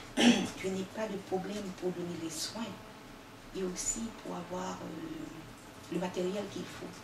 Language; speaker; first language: French; non-native, local second language; Haitian Creole